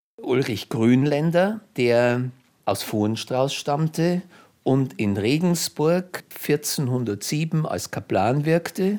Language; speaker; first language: German; native; German